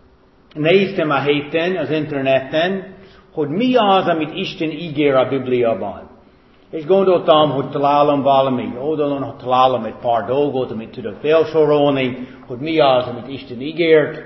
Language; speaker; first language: Hungarian; non-native, fluent; English